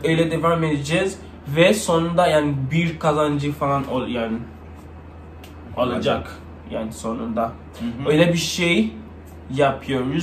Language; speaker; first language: Turkish; non-native, learner; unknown